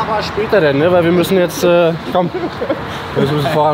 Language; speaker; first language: German; native; German